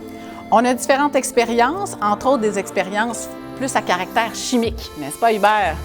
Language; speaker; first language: French; native; French